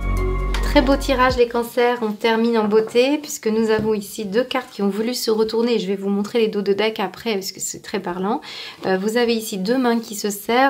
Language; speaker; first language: French; native; French